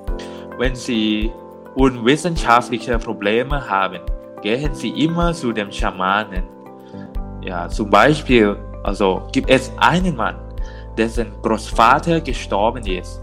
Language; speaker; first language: German; non-native, learner; Thai